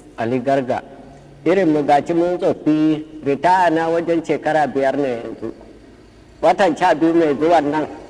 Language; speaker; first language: Hausa; non-native, local second language; Fula